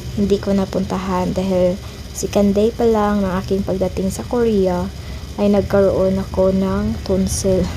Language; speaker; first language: Filipino; non-native, local second language; Cebuano